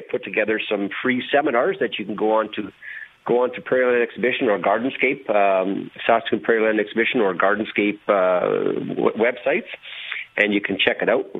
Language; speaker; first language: English; native; English